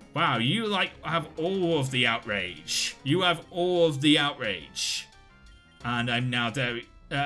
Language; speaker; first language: English; native; English